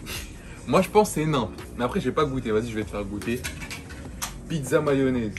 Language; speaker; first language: French; native; French